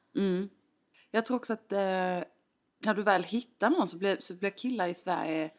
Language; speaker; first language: Swedish; native; Swedish